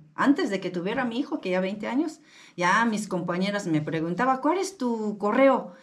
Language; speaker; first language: Spanish; non-native, learner; Japanese